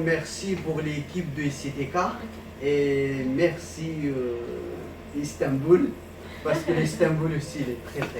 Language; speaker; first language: French; non-native, learner; Pashto